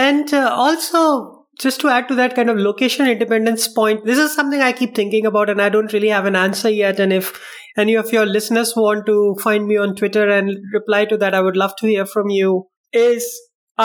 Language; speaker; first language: English; non-native, local second language; Hindi